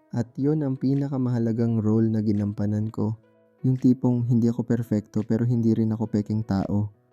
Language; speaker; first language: Filipino; native; Filipino